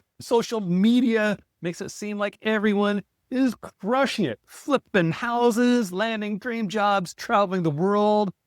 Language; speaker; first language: English; native; English